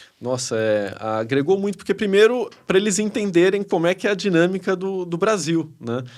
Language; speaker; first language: Portuguese; early bilingual, other home language; Spanish